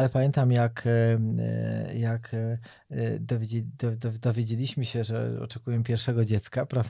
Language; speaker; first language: Polish; native; Polish